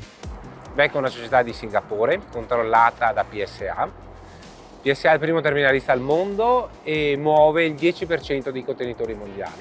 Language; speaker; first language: Italian; native; Italian